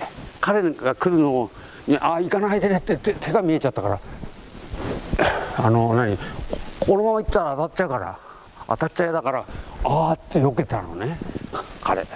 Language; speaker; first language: Japanese; native; Japanese